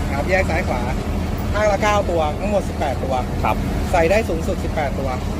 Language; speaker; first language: Thai; native; Thai